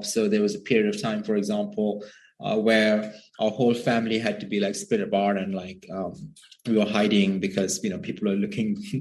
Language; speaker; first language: English; non-native, local second language; Sinhala